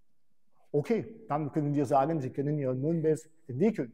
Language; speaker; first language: German; non-native, fluent; French